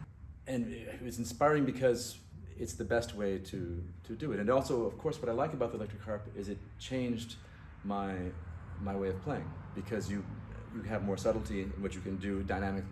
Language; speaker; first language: English; non-native, fluent; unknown